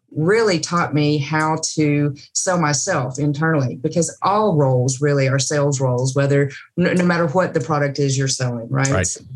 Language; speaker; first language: English; native; English